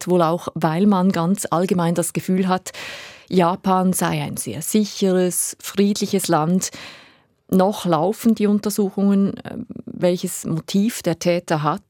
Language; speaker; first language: German; native; German